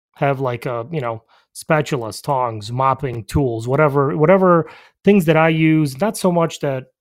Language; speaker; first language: English; early bilingual, other home language; Polish